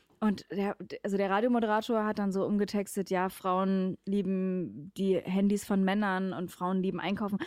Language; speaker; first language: German; native; German